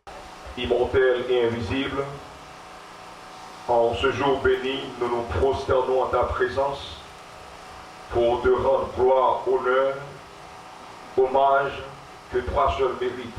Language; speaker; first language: French; non-native, local second language; Haitian Creole